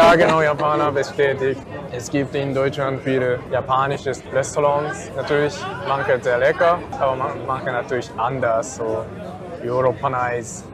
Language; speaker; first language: German; non-native, learner; Japanese